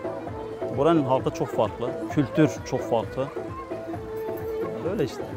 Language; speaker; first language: Turkish; non-native, local second language; Kurdish